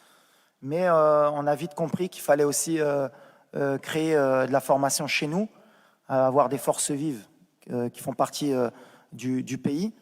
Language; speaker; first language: French; native; French